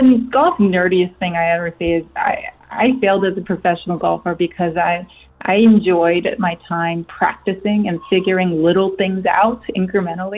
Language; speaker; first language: English; non-native, fluent; Korean